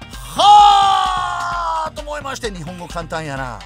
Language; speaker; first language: Japanese; non-native, fluent; English